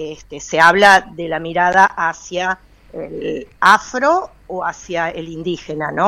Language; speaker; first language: Spanish; native; Spanish